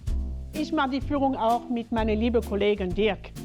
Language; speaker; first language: German; non-native, fluent; French